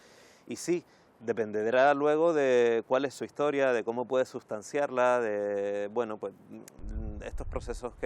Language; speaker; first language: Spanish; native; Spanish